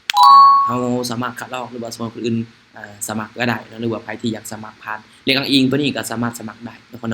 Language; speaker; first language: Thai; non-native, local second language; Lao